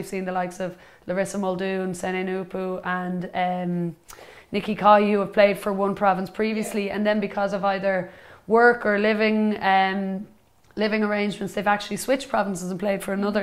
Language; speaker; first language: English; native; English